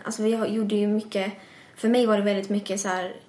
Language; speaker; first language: Swedish; early bilingual, other home language; English